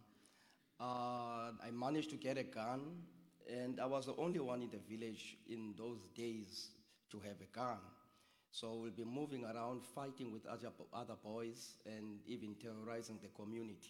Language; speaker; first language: English; non-native, local second language; Xhosa